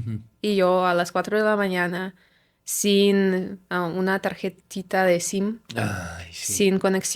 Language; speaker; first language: Spanish; non-native, fluent; Russian